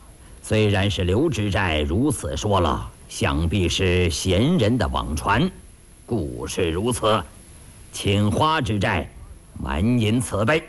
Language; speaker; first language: Chinese; native; Chinese